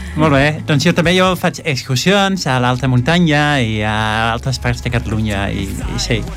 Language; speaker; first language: Catalan; non-native, fluent; Dutch